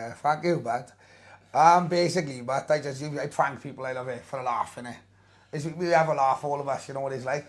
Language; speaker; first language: English; native; English